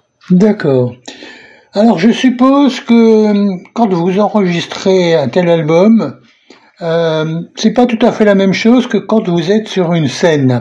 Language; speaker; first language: French; native; French